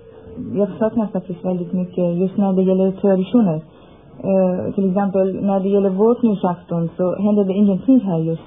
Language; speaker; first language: Swedish; non-native, fluent; Persian